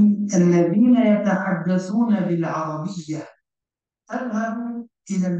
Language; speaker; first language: Arabic; non-native, learner; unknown